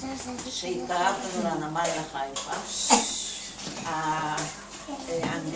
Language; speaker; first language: Hebrew; non-native, fluent; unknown